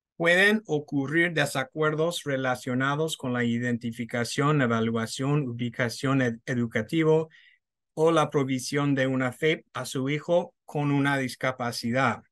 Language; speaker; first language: Spanish; non-native, fluent; English